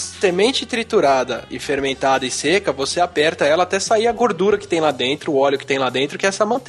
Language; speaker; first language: Portuguese; native; Portuguese